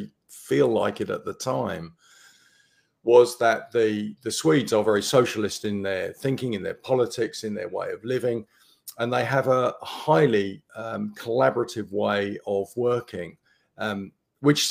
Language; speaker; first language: English; native; English